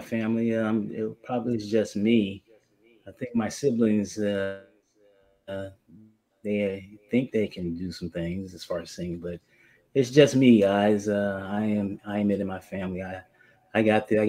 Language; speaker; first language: English; native; English